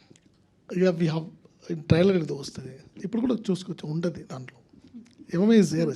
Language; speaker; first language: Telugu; non-native, learner; Tamil